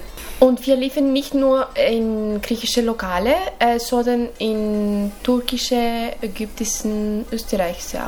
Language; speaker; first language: German; non-native, learner; Greek